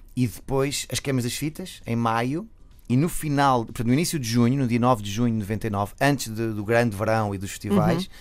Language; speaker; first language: Portuguese; native; Portuguese